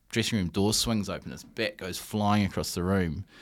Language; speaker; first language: English; native; English